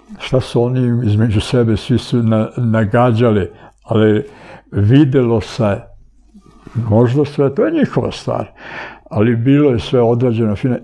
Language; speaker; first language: Serbian; early bilingual, other home language; Bulgarian